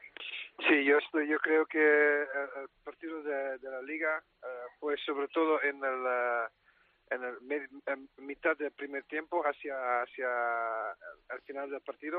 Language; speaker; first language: Spanish; non-native, fluent; Dutch